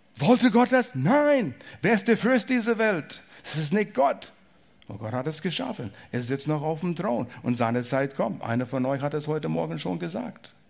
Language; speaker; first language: German; non-native, fluent; English